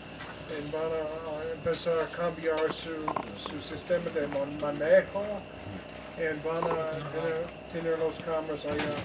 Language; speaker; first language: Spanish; non-native, learner; English